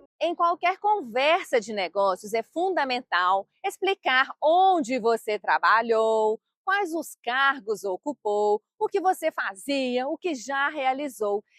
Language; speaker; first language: Portuguese; native; Portuguese